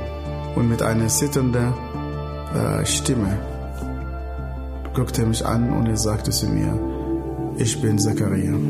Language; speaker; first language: German; non-native, fluent; Arabic